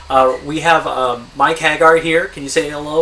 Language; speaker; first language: English; native; English